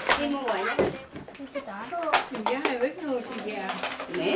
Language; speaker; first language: Danish; non-native, learner; Filipino